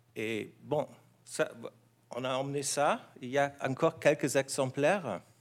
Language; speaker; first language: French; non-native, fluent; German